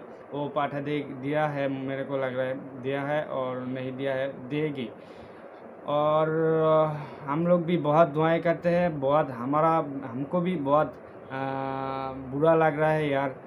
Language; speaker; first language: Hindi; non-native, learner; Bangla